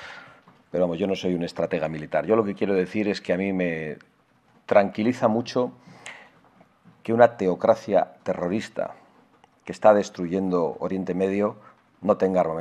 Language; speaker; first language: Spanish; native; Spanish